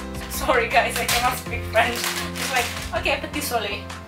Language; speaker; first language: English; non-native, learner; Indonesian